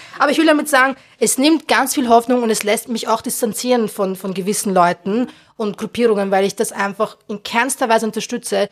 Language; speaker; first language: German; early bilingual, other home language; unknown